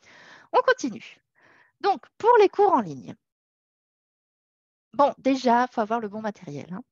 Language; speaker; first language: French; native; French